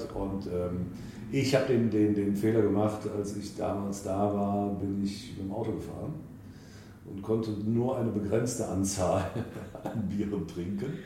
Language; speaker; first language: German; native; German